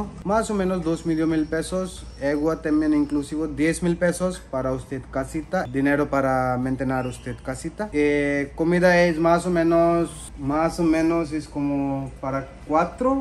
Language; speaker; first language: Spanish; non-native, learner; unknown